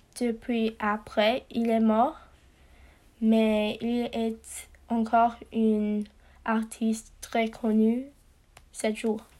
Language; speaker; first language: French; non-native, learner; English